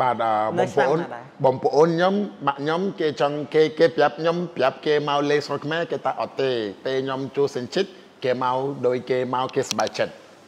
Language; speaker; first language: Khmer; non-native, fluent; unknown